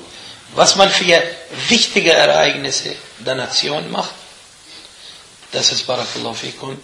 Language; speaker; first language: German; non-native, fluent; Arabic